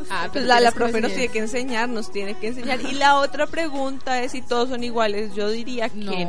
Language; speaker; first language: Spanish; native; Spanish